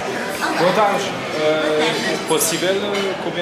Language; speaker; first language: Portuguese; non-native, learner; French